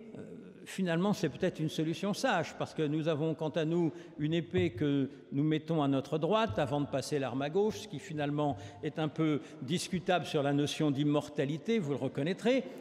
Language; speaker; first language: French; native; French